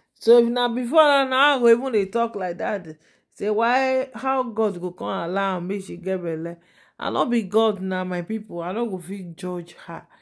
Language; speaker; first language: Nigerian Pidgin; native; Nigerian Pidgin